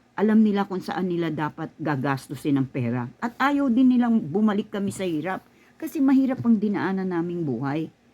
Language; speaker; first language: Filipino; native; Filipino